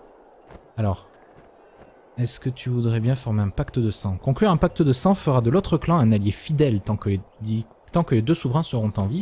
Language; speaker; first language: French; native; French